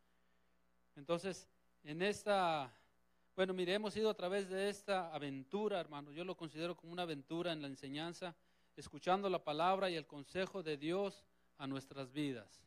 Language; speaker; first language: Spanish; native; Spanish